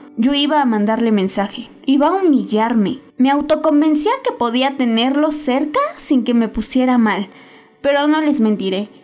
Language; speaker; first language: Spanish; native; Spanish